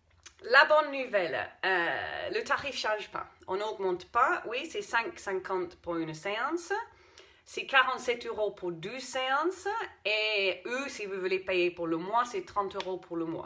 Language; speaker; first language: French; non-native, fluent; English